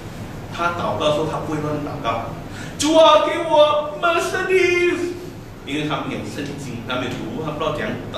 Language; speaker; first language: Chinese; native; Chinese